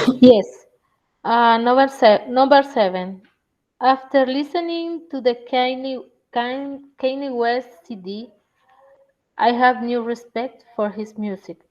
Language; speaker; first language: English; non-native, learner; Spanish